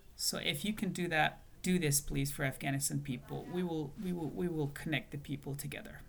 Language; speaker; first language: English; non-native, fluent; Persian